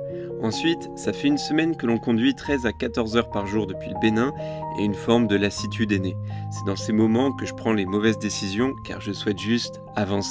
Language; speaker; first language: French; native; French